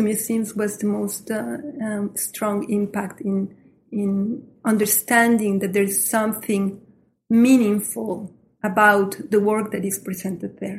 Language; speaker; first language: English; non-native, fluent; Spanish